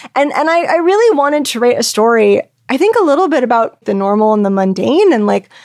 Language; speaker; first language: English; native; English